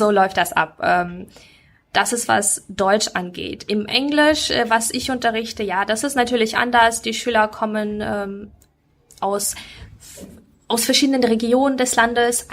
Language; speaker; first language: German; non-native, fluent; Ukrainian